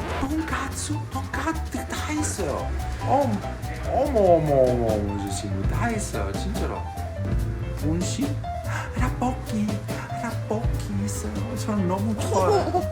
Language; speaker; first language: Korean; non-native, learner; Italian